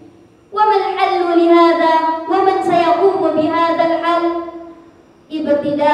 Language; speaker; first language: Arabic; non-native, learner; Indonesian